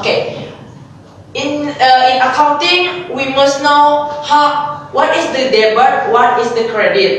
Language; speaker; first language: English; non-native, learner; Indonesian